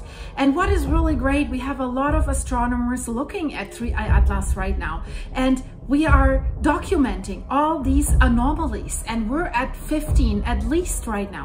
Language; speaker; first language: English; non-native, fluent; German